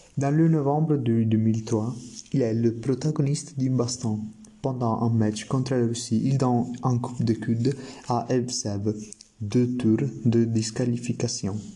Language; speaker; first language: French; non-native, learner; Italian